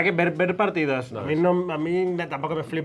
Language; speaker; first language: Spanish; native; Spanish